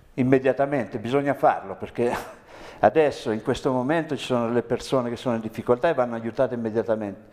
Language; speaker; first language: Italian; native; Italian